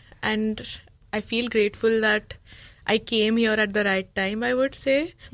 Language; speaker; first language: English; non-native, local second language; Marathi